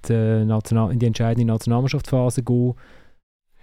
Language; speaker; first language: German; native; German